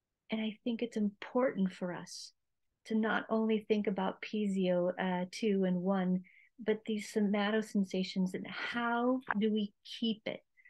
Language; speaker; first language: English; native; English